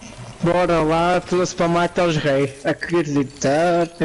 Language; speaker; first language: Portuguese; native; Portuguese